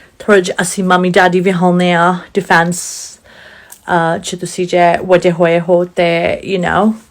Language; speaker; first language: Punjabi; non-native, local second language; Urdu